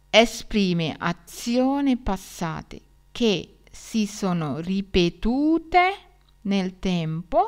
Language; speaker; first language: Italian; non-native, fluent; Sinhala